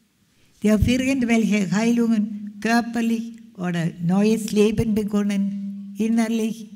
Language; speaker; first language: German; non-native, fluent; Malayalam